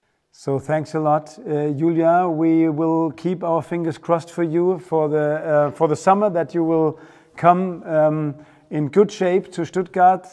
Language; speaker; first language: English; non-native, fluent; German